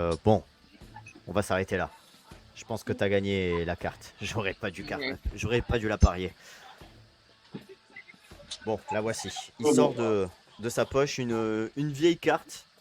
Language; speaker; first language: French; native; French